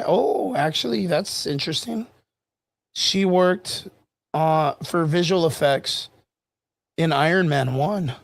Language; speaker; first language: English; native; English